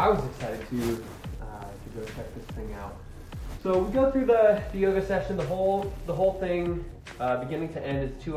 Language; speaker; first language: English; native; English